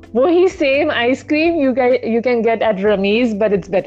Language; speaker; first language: English; non-native, local second language; Urdu